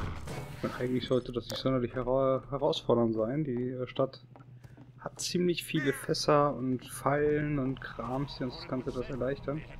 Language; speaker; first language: German; native; German